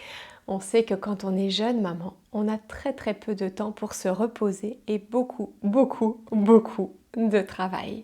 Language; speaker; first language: French; native; French